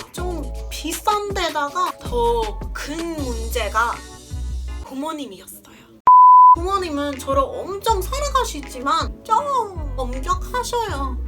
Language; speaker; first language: Korean; non-native, fluent; English